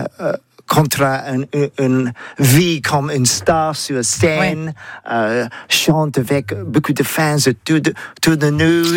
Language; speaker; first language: French; non-native, learner; English